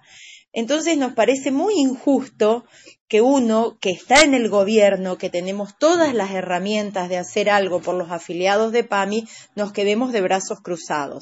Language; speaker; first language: Spanish; native; Spanish